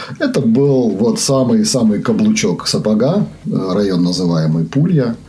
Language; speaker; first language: Russian; native; Russian